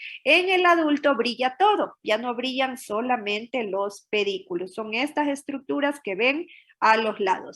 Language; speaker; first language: Spanish; native; Spanish